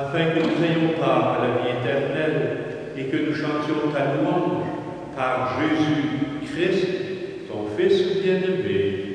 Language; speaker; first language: French; native; French